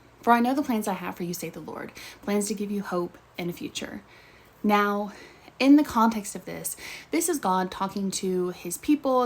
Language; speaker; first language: English; native; English